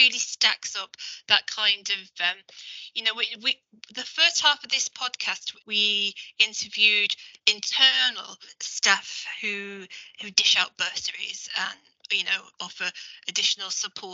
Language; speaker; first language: English; native; English